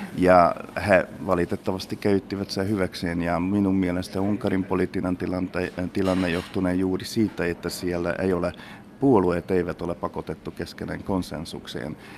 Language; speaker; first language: Finnish; non-native, fluent; Hungarian